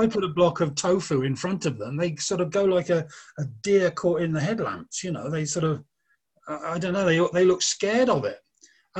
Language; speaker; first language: English; native; English